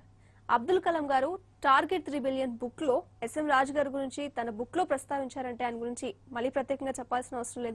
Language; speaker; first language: Telugu; native; Telugu